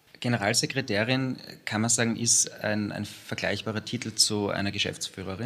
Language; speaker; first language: German; native; German